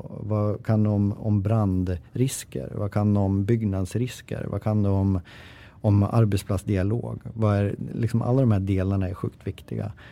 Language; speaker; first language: Swedish; native; Swedish